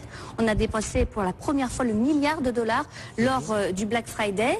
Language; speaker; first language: French; native; French